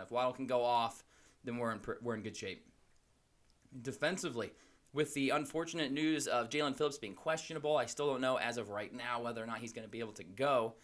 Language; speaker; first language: English; native; English